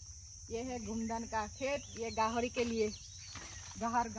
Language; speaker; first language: Hindi; non-native, local second language; Assamese